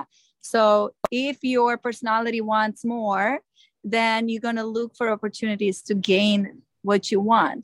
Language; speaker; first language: English; non-native, fluent; Romanian